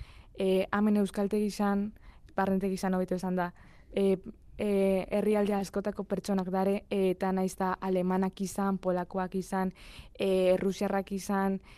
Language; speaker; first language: Basque; early bilingual, other home language; Spanish